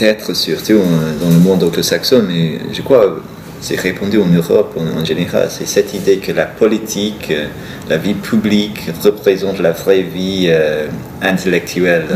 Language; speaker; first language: French; non-native, fluent; English